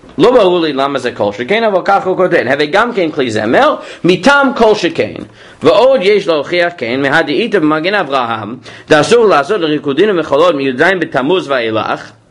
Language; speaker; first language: Hebrew; non-native, fluent; English